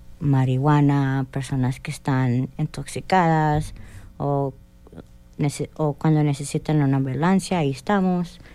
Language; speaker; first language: Spanish; early bilingual, heritage; Spanish